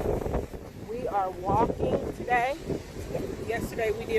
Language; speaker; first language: English; native; English